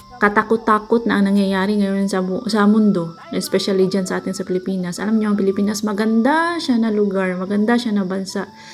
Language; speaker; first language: Filipino; non-native, local second language; Cebuano